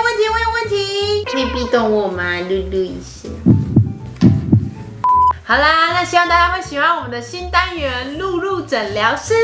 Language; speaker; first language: Chinese; native; Chinese